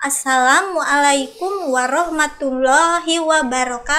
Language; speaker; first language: Indonesian; native; Indonesian